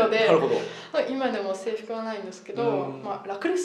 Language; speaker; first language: Japanese; non-native, fluent; German